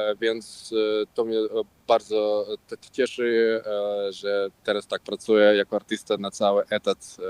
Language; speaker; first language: Polish; non-native, local second language; Russian